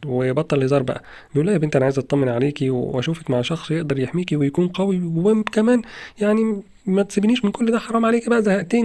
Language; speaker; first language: Arabic; native; Arabic